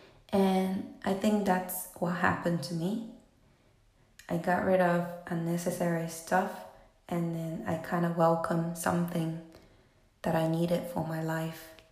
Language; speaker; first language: English; non-native, fluent; Japanese